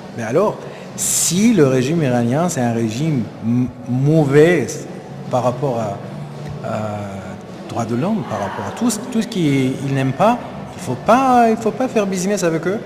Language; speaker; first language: French; non-native, learner; Persian